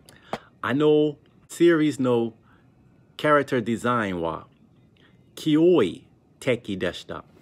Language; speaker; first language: Japanese; non-native, learner; English